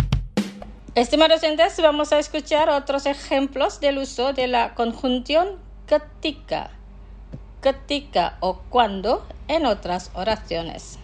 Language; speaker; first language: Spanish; non-native, fluent; Indonesian